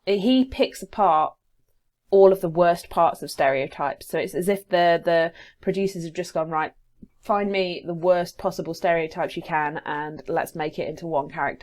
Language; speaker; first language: English; native; English